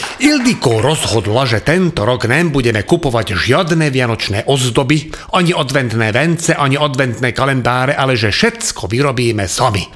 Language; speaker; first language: Slovak; non-native, local second language; Hungarian